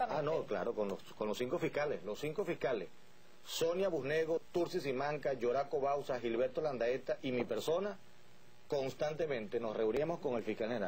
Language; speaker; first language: Spanish; native; Spanish